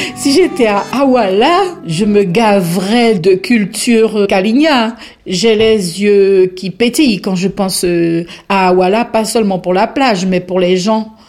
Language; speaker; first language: French; non-native, local second language; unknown